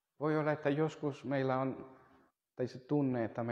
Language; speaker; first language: Finnish; non-native, fluent; Spanish